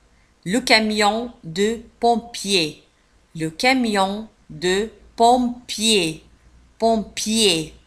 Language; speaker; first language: French; non-native, local second language; Arabic